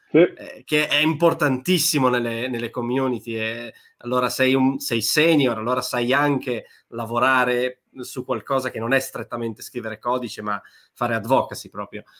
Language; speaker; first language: Italian; native; Italian